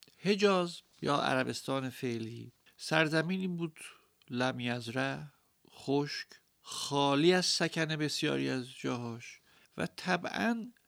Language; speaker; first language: Persian; native; Persian